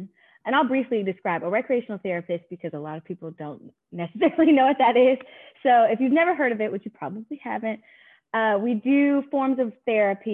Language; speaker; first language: English; native; English